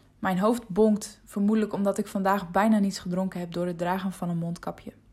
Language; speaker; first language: Dutch; non-native, local second language; Western Frisian